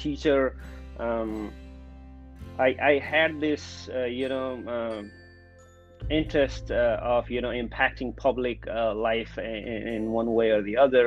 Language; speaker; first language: English; non-native, local second language; Nepali